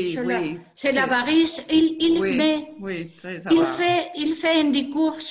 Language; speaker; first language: French; non-native, learner; Spanish